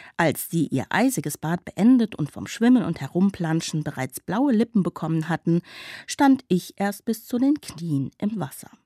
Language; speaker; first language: German; native; German